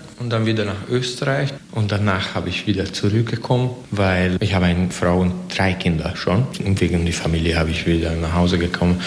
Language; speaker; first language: German; non-native, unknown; Hungarian